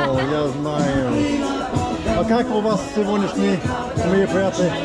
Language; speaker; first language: Russian; non-native, learner; English